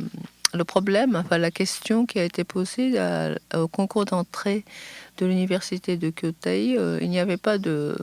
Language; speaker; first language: French; non-native, fluent; Japanese